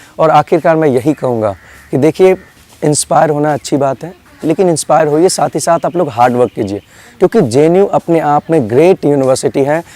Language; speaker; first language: Hindi; native; Hindi